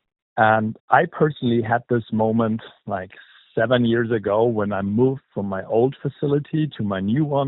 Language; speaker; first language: English; non-native, fluent; German